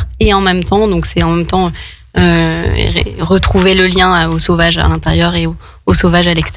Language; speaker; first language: French; native; French